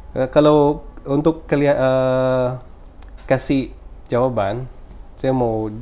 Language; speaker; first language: Indonesian; non-native, fluent; Filipino